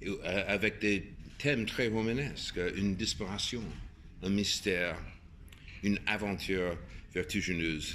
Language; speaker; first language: French; non-native, fluent; English